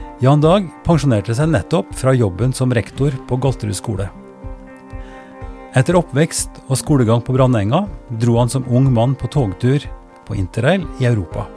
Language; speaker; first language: Norwegian; native; Norwegian